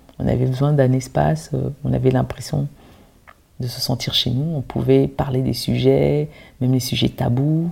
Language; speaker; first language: French; early bilingual, other home language; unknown